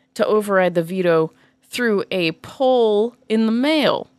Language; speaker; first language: English; native; English